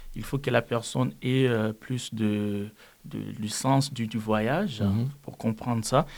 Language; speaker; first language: French; non-native, local second language; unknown